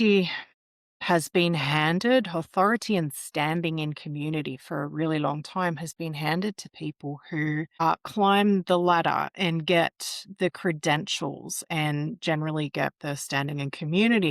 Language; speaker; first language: English; native; English